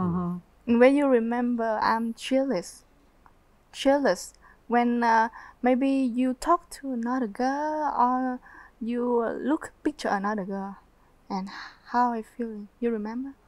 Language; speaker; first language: English; non-native, learner; Vietnamese